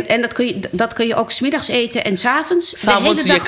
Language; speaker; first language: Dutch; native; Dutch